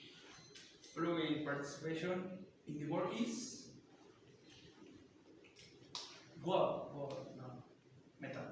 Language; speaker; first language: English; non-native, learner; Spanish